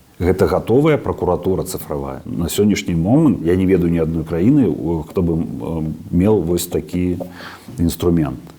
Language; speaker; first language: Belarusian; non-native, local second language; Russian